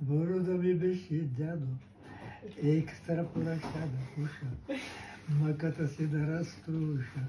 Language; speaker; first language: Bulgarian; non-native, local second language; Turkish